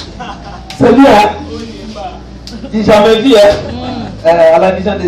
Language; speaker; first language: French; non-native, local second language; Lingala